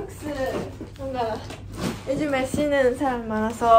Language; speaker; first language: Korean; non-native, fluent; Japanese